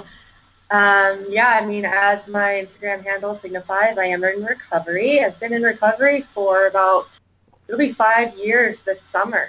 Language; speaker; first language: English; native; English